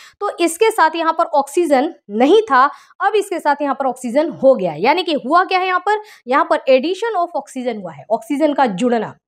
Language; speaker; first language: Hindi; native; Hindi